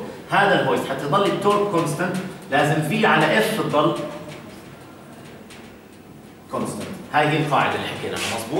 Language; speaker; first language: Arabic; native; Arabic